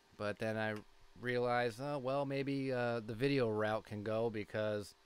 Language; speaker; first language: English; native; English